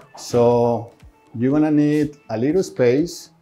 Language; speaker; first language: English; non-native, fluent; Spanish